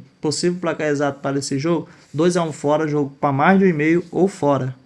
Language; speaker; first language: Portuguese; native; Portuguese